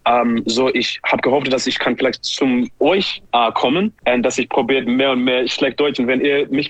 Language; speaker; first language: German; non-native, learner; English